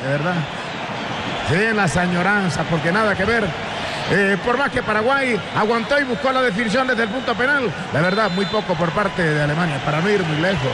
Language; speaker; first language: Spanish; native; Spanish